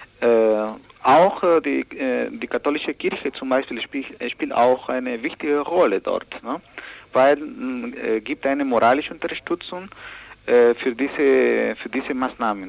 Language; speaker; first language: German; non-native, learner; Spanish